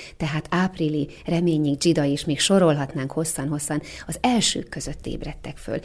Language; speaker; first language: Hungarian; native; Hungarian